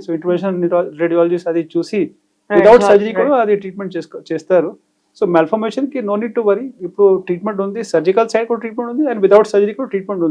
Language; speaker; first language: Telugu; non-native, fluent; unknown